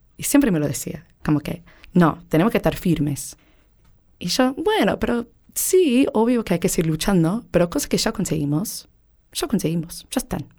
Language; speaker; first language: Spanish; non-native, fluent; English